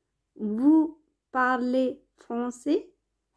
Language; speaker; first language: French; non-native, fluent; Tamil